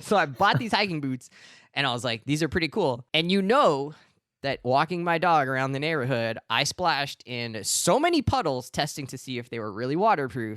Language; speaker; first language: English; native; English